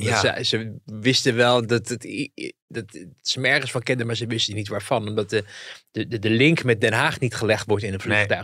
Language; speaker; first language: Dutch; native; Dutch